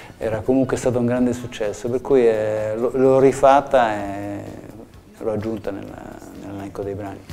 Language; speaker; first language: Italian; early bilingual, heritage; English